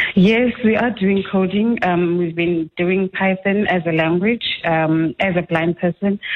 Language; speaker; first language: English; non-native, local second language; Xhosa